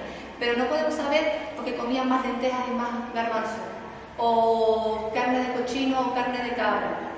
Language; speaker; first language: Spanish; native; Spanish